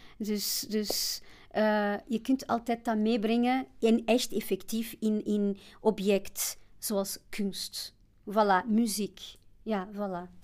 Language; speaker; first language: Dutch; non-native, fluent; Portuguese